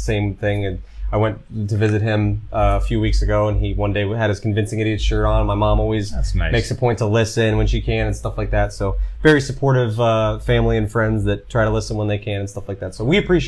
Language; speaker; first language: English; native; English